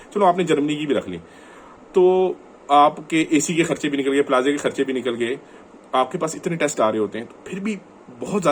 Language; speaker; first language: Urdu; non-native, local second language; Punjabi